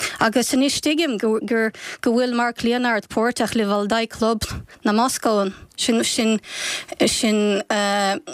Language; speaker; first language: Irish; non-native, fluent; Ukrainian